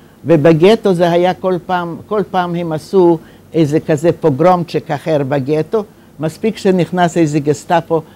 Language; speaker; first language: Hebrew; non-native, fluent; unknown